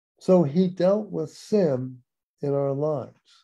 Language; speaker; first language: English; native; English